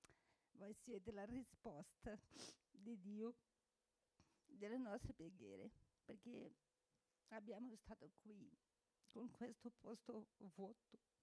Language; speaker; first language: Italian; non-native, fluent; Portuguese